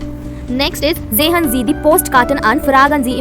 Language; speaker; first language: German; non-native, fluent; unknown